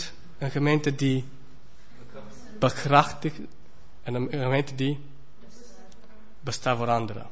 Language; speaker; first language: Dutch; non-native, fluent; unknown